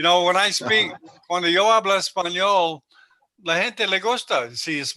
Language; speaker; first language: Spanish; non-native, learner; English